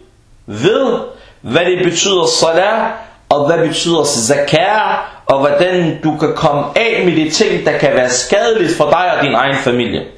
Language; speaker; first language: Danish; early bilingual, other home language; Arabic